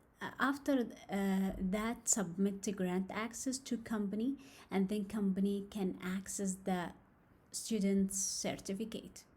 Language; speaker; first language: English; non-native, learner; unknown